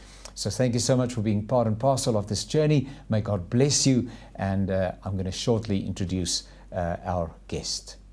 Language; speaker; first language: English; non-native, local second language; Afrikaans